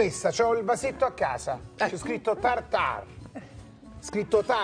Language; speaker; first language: Italian; native; Italian